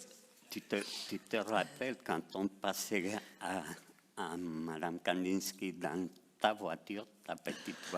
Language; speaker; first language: French; non-native, fluent; Spanish